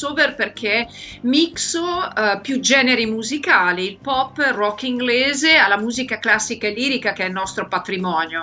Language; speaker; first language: Italian; native; Italian